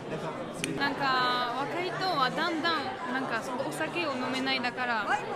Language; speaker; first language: Japanese; non-native, learner; French